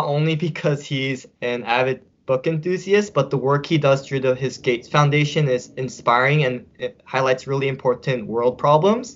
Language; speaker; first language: English; native; English